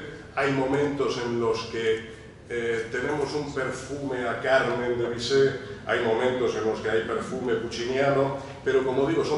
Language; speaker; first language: Spanish; native; Spanish